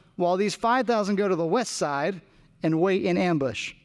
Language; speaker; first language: English; native; English